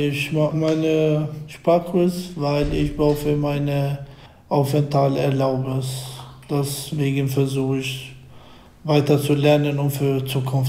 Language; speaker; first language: German; non-native, learner; Albanian